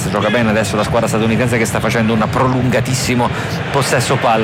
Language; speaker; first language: Italian; native; Italian